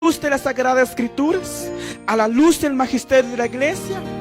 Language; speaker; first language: Spanish; native; Spanish